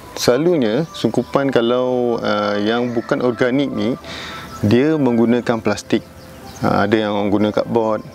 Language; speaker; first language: Malay; native; Malay